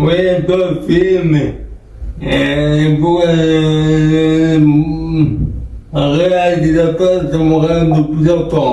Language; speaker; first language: French; non-native, learner; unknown